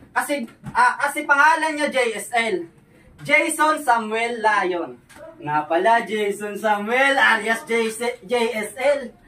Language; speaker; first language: Filipino; non-native, local second language; Hiligaynon